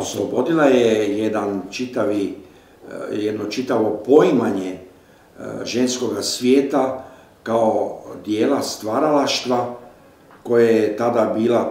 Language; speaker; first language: Croatian; native; Croatian